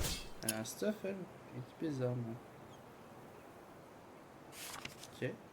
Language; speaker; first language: French; native; French